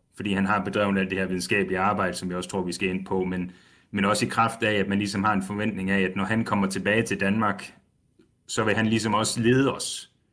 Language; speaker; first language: Danish; native; Danish